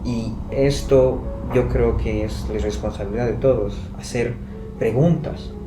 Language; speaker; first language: Spanish; non-native, fluent; Persian